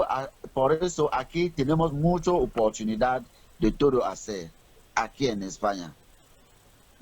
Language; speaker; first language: Spanish; non-native, learner; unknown